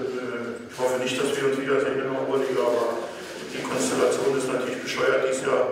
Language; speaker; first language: German; native; German